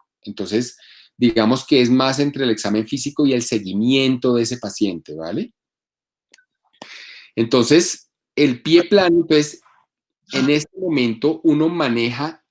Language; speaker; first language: Spanish; native; Spanish